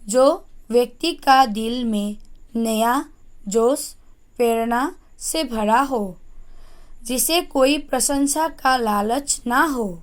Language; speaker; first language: Hindi; non-native, local second language; Assamese